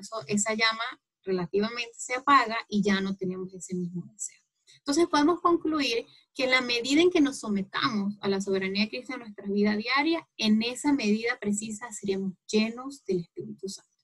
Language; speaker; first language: Spanish; native; Spanish